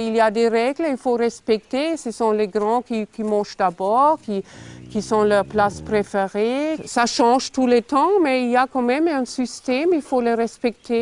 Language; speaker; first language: French; non-native, fluent; German